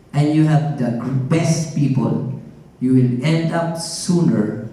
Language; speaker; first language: English; non-native, local second language; Filipino